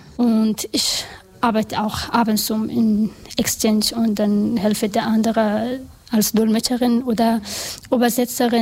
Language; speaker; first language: German; non-native, learner; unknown